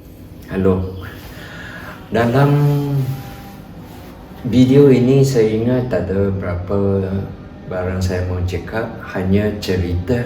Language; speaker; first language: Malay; non-native, local second language; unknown